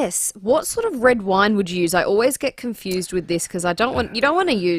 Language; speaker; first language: English; native; English